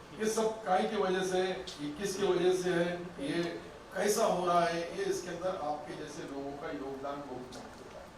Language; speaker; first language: Hindi; non-native, local second language; Urdu